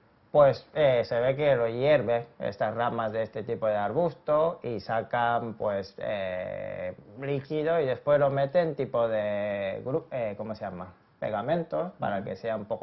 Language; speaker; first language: Spanish; non-native, fluent; Japanese